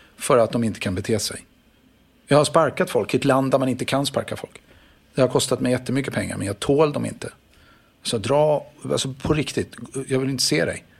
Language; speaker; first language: Swedish; native; Swedish